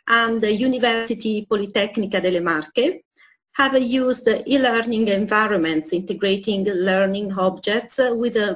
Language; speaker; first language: English; non-native, fluent; Italian